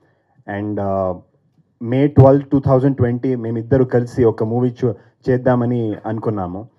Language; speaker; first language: Telugu; non-native, fluent; Kannada